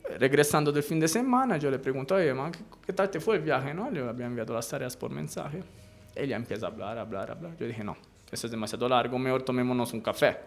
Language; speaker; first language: Spanish; non-native, fluent; Italian